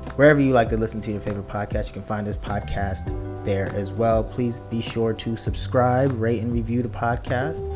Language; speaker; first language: English; early bilingual, other home language; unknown